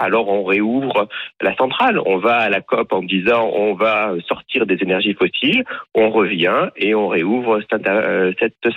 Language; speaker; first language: French; native; French